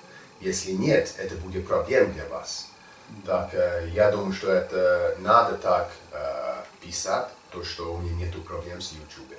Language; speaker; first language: Russian; non-native, learner; English